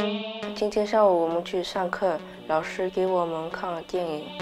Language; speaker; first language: Chinese; non-native, learner; French